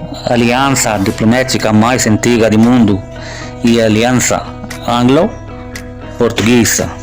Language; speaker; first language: Portuguese; non-native, learner; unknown